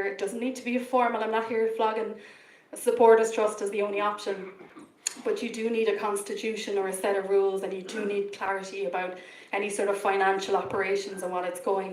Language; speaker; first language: English; native; English